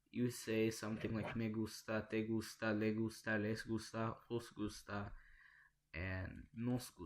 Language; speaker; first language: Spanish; non-native, learner; English